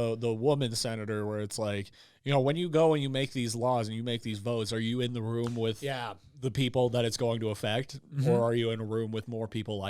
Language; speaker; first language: English; native; English